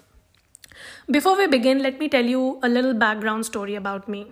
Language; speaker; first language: English; non-native, local second language; Hindi